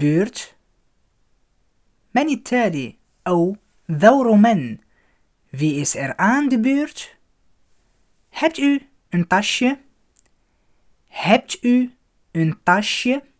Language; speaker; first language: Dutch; non-native, fluent; Arabic